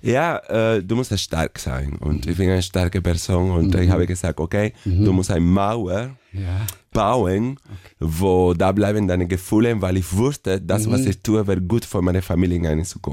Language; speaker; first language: German; non-native, fluent; Spanish